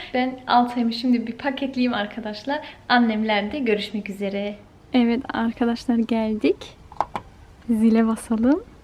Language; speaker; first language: Turkish; early bilingual, heritage; Turkish